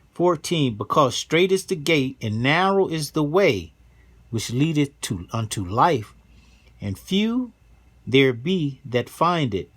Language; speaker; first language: English; native; English